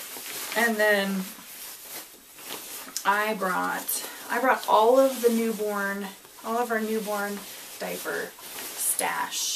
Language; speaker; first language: English; native; English